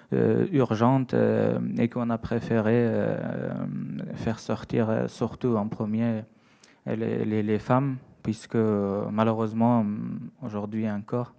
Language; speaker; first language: French; non-native, fluent; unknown